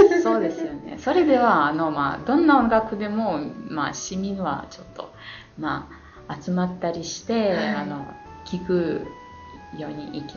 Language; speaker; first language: Japanese; non-native, fluent; Ukrainian